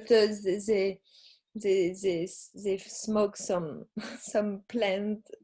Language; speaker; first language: English; non-native, learner; French